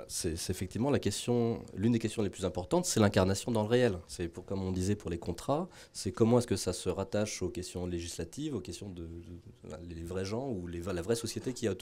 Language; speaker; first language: French; native; French